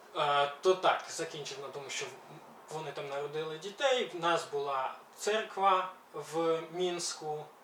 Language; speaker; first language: Ukrainian; early bilingual, other home language; Belarusian